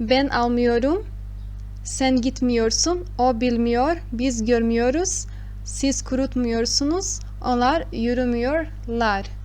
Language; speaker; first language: Turkish; non-native, fluent; Portuguese